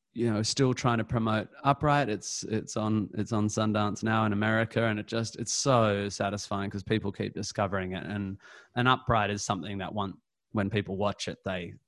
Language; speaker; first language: English; native; English